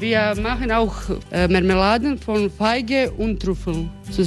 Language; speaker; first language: German; non-native, learner; Croatian